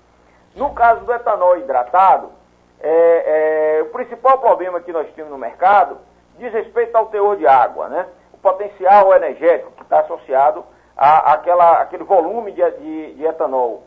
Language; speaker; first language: Portuguese; native; Portuguese